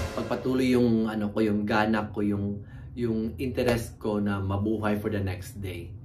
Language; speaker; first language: Filipino; native; Filipino